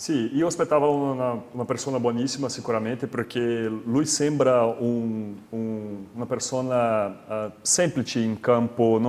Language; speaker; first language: Italian; non-native, learner; Portuguese